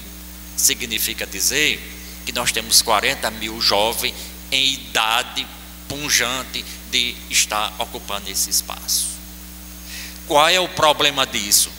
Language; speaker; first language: Portuguese; native; Portuguese